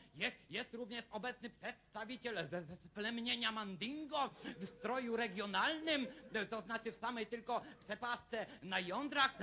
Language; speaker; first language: Polish; native; Polish